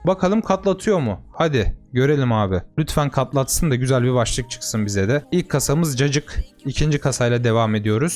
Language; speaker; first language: Turkish; native; Turkish